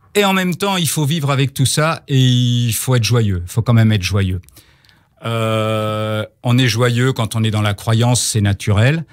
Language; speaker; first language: French; native; French